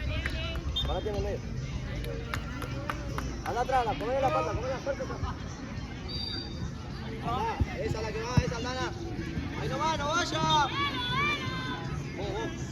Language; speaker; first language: Spanish; native; Spanish